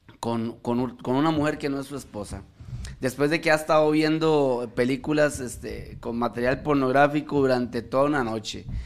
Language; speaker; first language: Spanish; native; Spanish